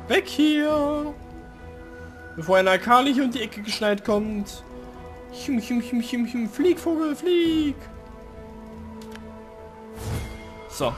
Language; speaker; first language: German; native; German